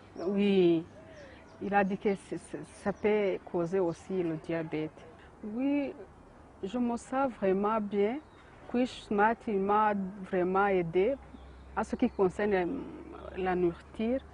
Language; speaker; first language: French; non-native, learner; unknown